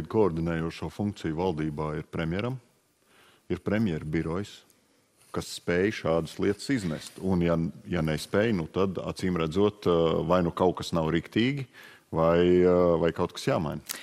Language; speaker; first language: Latvian; native; Latvian